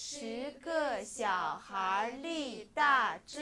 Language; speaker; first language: Chinese; non-native, fluent; Kyrgyz